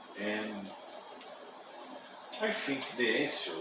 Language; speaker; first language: English; non-native, learner; Portuguese